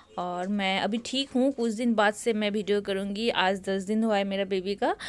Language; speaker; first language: Hindi; non-native, local second language; Bangla